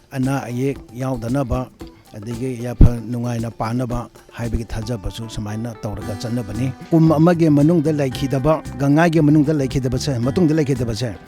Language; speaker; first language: Manipuri; non-native, local second language; Rongmei Naga